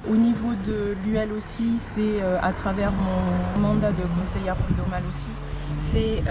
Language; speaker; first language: French; native; French